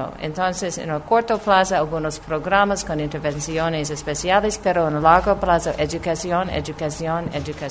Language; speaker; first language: Spanish; non-native, fluent; English